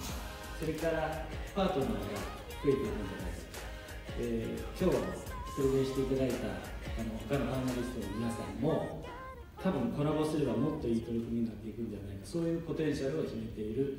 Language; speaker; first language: Japanese; native; Japanese